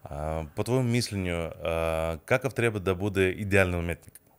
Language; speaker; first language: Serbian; non-native, fluent; Russian